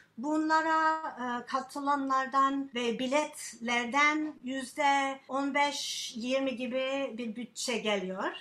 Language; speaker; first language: Turkish; non-native, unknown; English